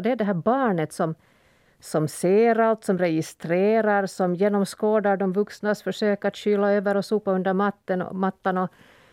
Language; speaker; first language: Swedish; native; Swedish